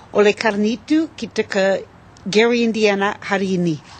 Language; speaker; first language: Indonesian; non-native, learner; English